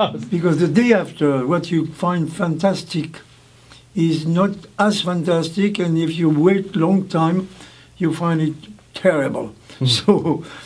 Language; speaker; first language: English; non-native, fluent; French